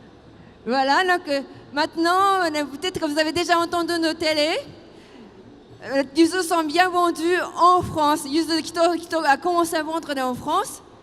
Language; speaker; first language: French; non-native, fluent; Japanese